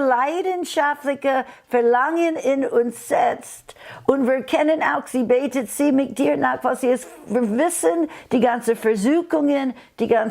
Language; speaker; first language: German; non-native, fluent; English